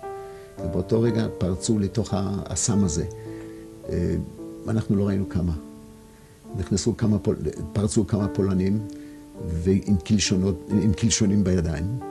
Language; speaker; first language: Hebrew; non-native, fluent; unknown